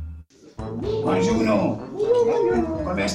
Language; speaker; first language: Italian; non-native, learner; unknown